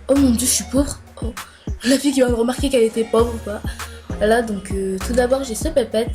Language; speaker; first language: French; native; French